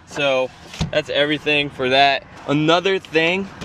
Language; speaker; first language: English; native; English